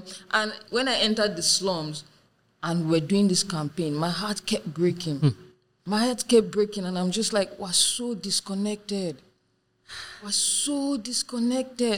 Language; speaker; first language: English; non-native, local second language; Yoruba